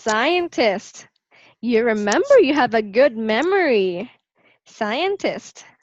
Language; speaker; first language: English; non-native, local second language; Filipino